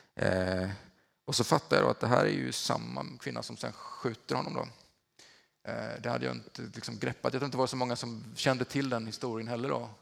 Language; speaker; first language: Swedish; native; Swedish